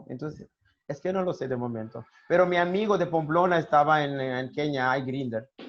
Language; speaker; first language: Spanish; non-native, learner; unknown